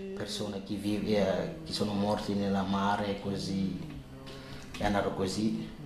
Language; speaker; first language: Italian; non-native, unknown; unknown